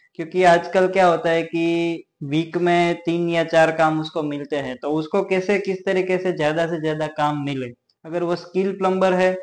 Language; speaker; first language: Hindi; non-native, local second language; Gujarati